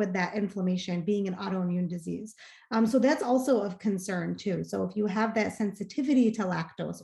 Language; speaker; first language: English; native; English